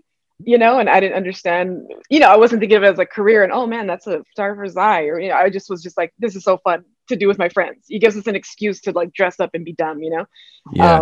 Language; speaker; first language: English; native; English